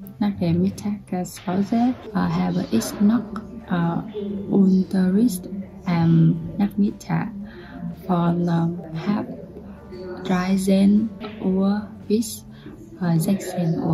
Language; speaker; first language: German; non-native, learner; Vietnamese